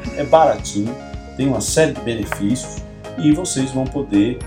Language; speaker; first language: Portuguese; native; Portuguese